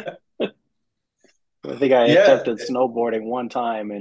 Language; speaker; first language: English; native; English